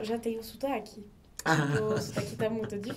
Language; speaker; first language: Portuguese; non-native, learner; French